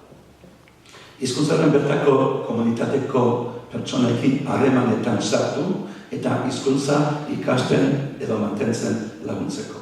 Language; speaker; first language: Basque; non-native, fluent; English